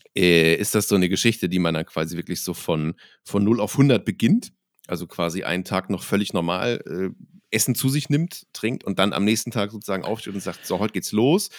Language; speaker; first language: German; native; German